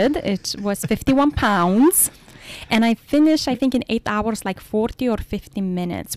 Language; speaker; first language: English; non-native, fluent; Lithuanian